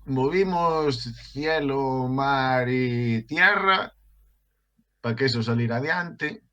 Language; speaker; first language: Spanish; non-native, local second language; Galician